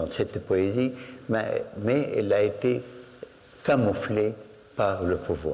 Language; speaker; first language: French; non-native, fluent; Arabic